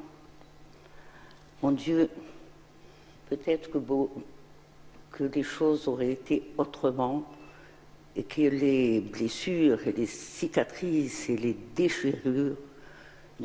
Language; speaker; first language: French; non-native, local second language; Arabic